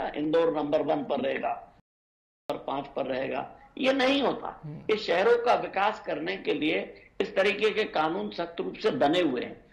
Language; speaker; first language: Hindi; native; Hindi